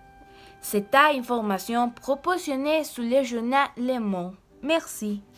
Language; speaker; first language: French; non-native, learner; Spanish